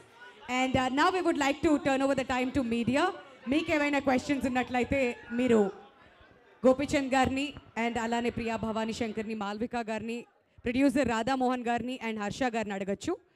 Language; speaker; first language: Telugu; native; Telugu